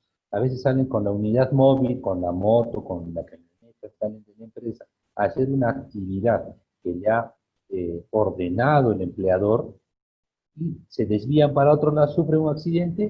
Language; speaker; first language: Spanish; native; Spanish